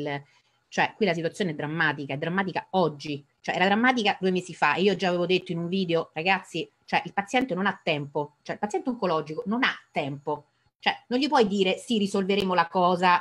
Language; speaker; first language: Italian; native; Italian